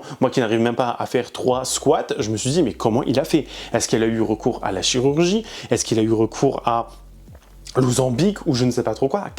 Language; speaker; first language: French; native; French